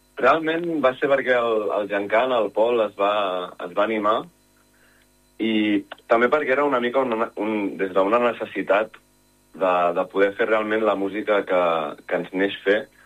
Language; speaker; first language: Catalan; native; Catalan